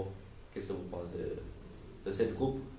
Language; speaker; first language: French; non-native, learner; Romanian